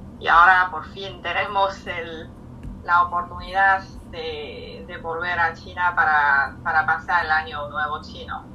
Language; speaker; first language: Spanish; non-native, fluent; Chinese